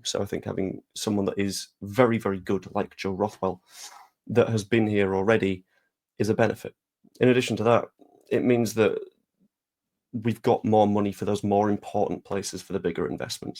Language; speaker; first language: English; native; English